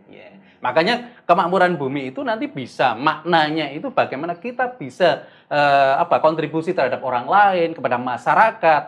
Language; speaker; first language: Indonesian; native; Indonesian